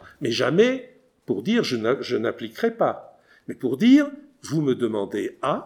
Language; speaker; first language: French; native; French